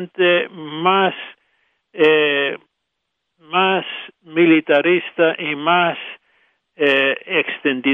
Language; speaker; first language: Spanish; non-native, fluent; English